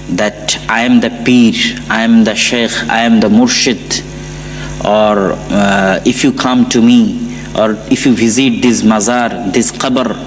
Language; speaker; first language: English; non-native, local second language; Bangla